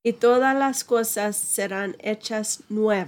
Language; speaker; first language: Spanish; non-native, fluent; English